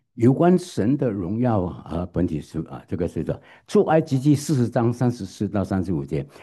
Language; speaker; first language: Chinese; native; Chinese